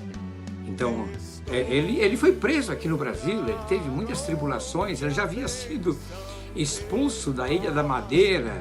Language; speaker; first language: Portuguese; native; Portuguese